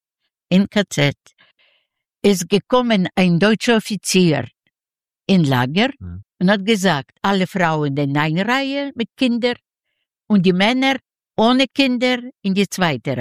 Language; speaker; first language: German; non-native, fluent; Yiddish